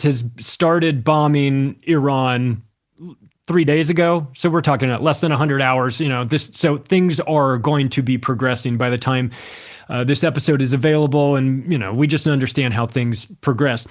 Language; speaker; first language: English; native; English